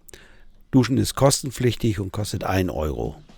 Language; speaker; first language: German; native; German